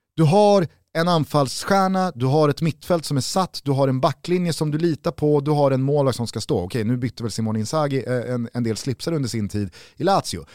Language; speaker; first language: Swedish; native; Swedish